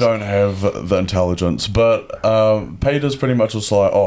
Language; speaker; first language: English; native; English